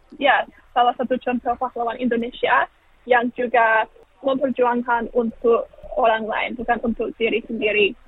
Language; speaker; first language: Indonesian; non-native, fluent; English